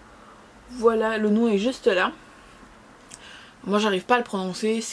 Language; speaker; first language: French; native; French